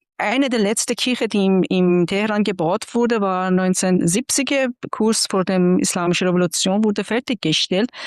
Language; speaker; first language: German; non-native, fluent; Persian